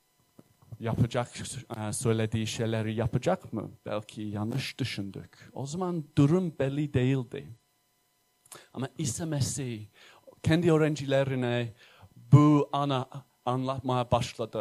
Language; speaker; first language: Turkish; non-native, fluent; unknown